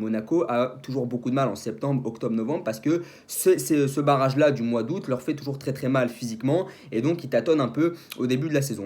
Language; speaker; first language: French; native; French